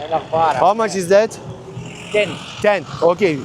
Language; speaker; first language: English; non-native, learner; Turkish